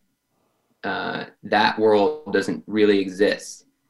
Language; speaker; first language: English; native; English